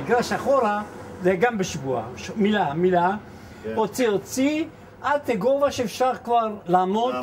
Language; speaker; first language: Hebrew; non-native, fluent; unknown